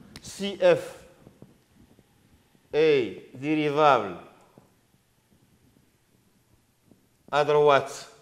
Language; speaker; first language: French; non-native, local second language; Arabic